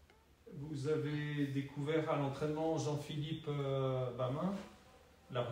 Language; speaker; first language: French; native; French